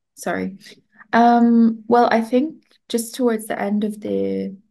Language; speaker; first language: English; non-native, fluent; Italian